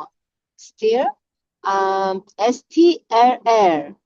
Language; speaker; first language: English; non-native, learner; Korean